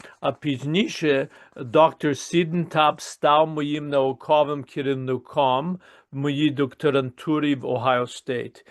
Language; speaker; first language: Ukrainian; early bilingual, heritage; Ukrainian